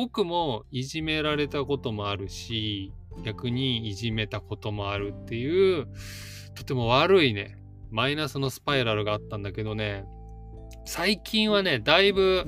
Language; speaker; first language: Japanese; native; Japanese